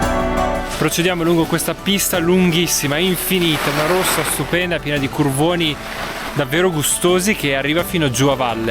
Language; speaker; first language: Italian; native; Italian